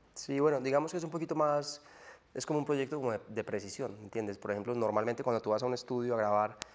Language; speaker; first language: Spanish; native; Spanish